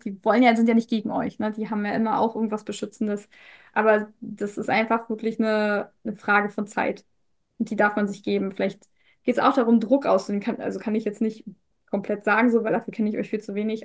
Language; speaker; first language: German; native; German